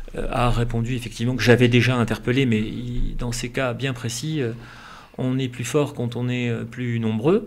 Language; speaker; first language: French; native; French